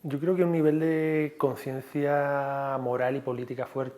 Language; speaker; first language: Spanish; native; Spanish